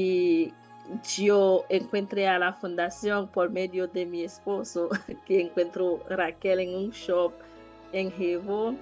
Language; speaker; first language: Spanish; non-native, learner; Haitian Creole